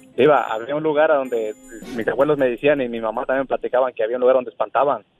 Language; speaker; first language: Spanish; native; Spanish